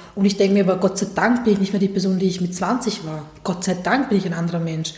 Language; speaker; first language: German; early bilingual, other home language; Bosnian